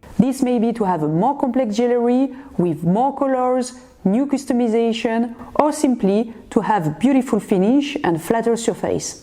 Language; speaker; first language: English; non-native, fluent; French